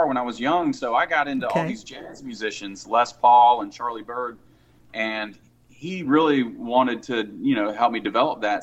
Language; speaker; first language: English; native; English